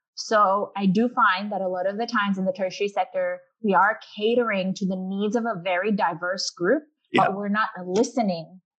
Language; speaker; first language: English; non-native, local second language; Urdu